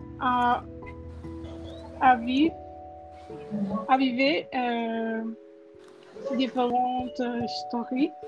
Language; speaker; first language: French; non-native, learner; Spanish